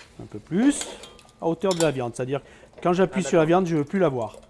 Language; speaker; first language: French; native; French